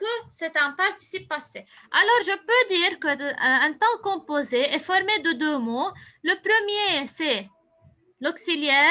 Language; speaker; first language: French; non-native, local second language; Arabic